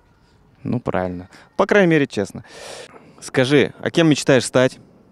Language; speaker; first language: Russian; native; Russian